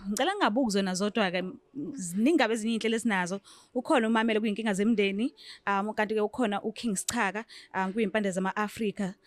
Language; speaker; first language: Zulu; native; Zulu